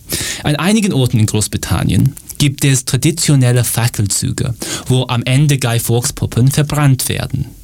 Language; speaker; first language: German; non-native, fluent; English